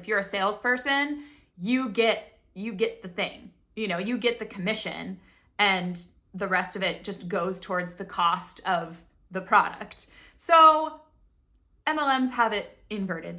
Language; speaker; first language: English; native; English